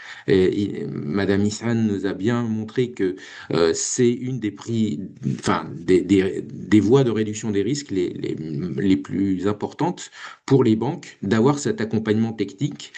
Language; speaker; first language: French; native; French